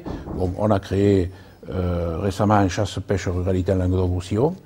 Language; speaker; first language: French; native; French